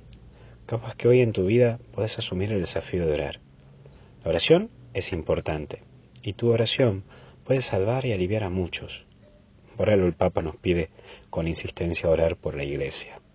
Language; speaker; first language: Spanish; native; Spanish